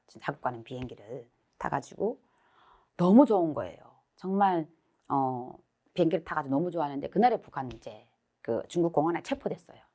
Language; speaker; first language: Korean; native; Korean